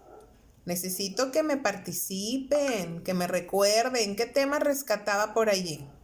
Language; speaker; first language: Spanish; native; Spanish